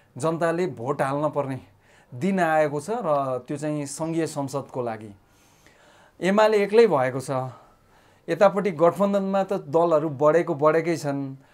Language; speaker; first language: Nepali; native; Nepali